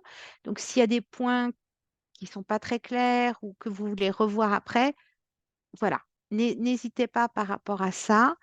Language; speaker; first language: French; native; French